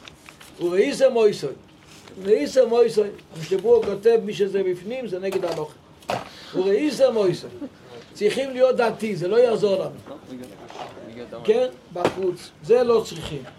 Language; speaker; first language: Hebrew; non-native, local second language; Yiddish